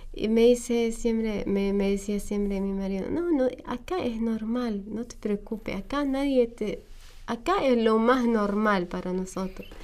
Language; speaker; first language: Spanish; non-native, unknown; Arabic